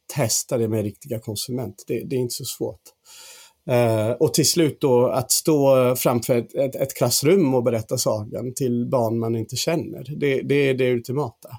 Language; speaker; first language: Swedish; non-native, fluent; English